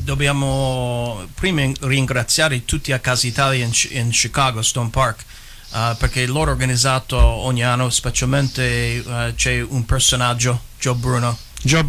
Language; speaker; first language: Italian; early bilingual, heritage; English